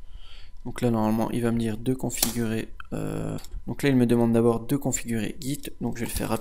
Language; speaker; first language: French; native; French